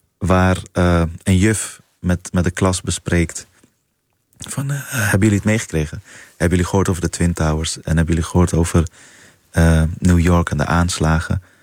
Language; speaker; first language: Dutch; early bilingual, other home language; Persian